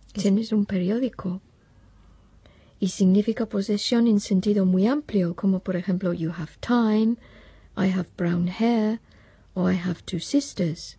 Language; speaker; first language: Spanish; non-native, fluent; English